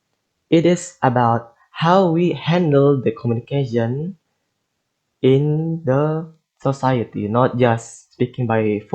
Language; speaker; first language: English; non-native, learner; Indonesian